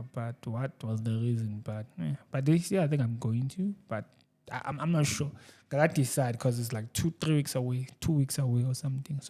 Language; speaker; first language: English; non-native, local second language; Zulu